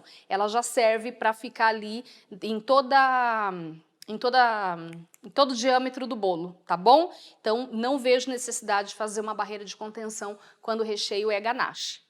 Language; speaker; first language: Portuguese; native; Portuguese